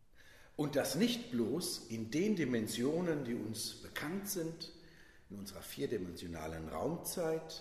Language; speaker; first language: German; native; German